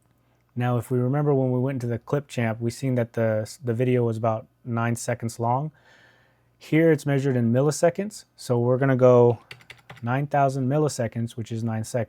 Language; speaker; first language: English; native; English